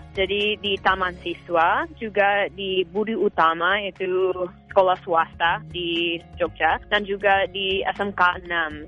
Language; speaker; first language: Indonesian; non-native, fluent; English